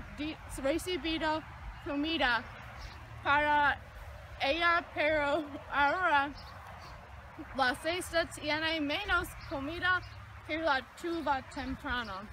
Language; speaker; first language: Spanish; non-native, learner; English